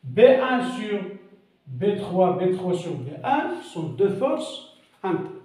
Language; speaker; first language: French; non-native, local second language; Arabic